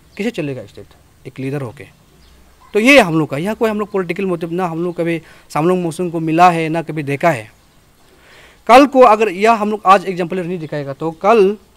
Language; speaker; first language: Hindi; non-native, local second language; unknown